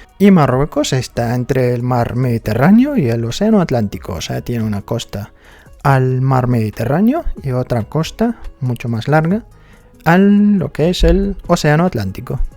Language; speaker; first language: Spanish; non-native, fluent; Arabic